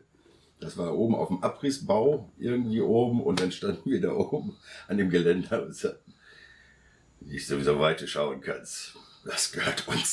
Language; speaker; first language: German; native; German